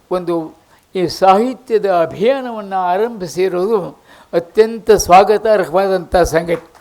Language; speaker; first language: Kannada; native; Kannada